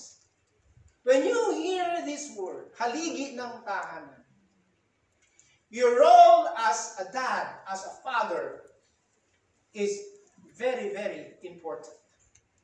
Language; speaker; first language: English; non-native, local second language; Filipino